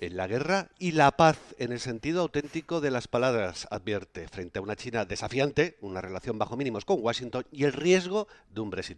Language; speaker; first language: Spanish; native; Spanish